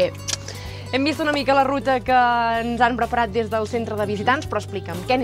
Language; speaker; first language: Catalan; native; Catalan